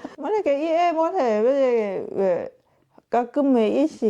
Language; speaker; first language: Korean; non-native, learner; Lao